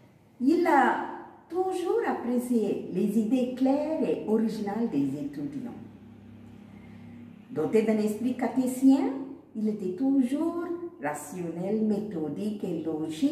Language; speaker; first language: French; non-native, fluent; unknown